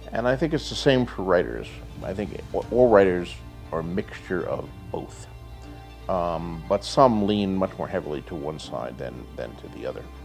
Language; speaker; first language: English; native; English